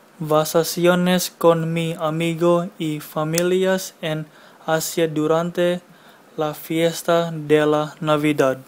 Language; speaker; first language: Spanish; non-native, learner; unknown